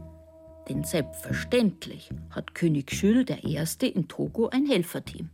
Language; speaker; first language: German; native; German